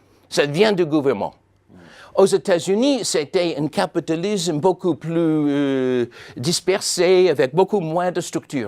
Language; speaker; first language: French; non-native, fluent; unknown